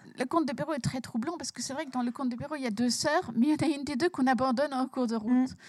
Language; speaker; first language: French; early bilingual, heritage; French